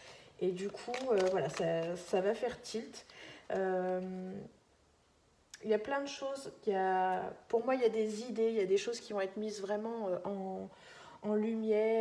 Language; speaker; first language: French; native; French